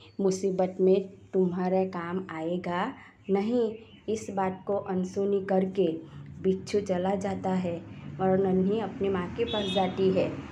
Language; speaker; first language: Hindi; non-native, local second language; Gujarati